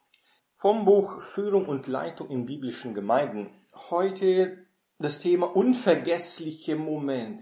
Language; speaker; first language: German; non-native, fluent; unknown